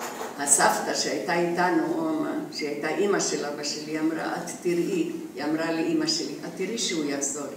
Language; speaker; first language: Hebrew; non-native, fluent; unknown